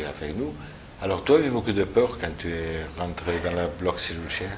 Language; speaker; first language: French; non-native, learner; Spanish